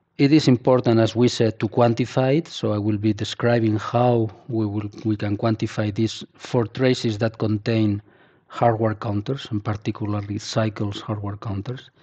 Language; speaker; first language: English; non-native, fluent; Spanish